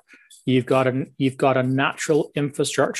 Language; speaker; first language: English; native; English